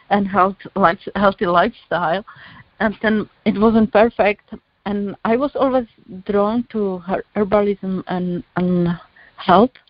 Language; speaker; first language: English; non-native, learner; Czech